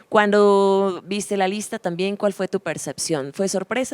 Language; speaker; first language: Spanish; native; Spanish